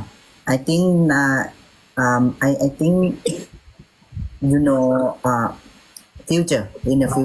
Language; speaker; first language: English; non-native, learner; Thai